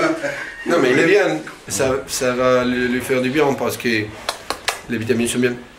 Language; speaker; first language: French; non-native, learner; Spanish